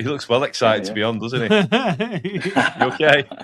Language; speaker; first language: English; native; English